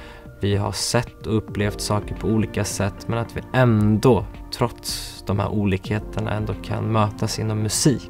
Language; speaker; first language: Swedish; early bilingual, other home language; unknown